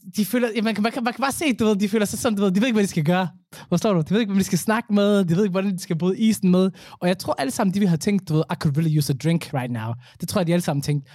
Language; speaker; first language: Danish; early bilingual, other home language; Somali